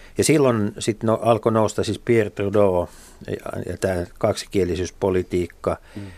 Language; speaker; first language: Finnish; native; Finnish